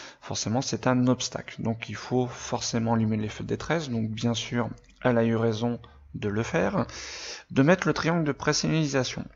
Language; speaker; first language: French; native; French